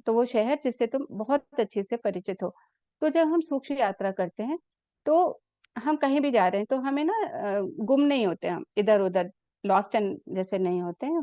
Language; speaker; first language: Hindi; native; Hindi